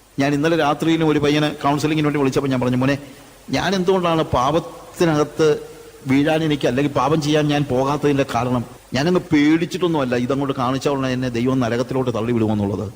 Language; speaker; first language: Malayalam; native; Malayalam